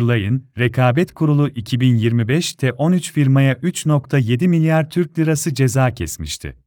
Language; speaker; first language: Turkish; native; Turkish